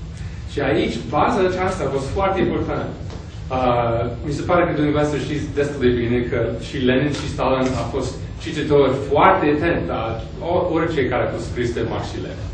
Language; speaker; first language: Romanian; non-native, fluent; English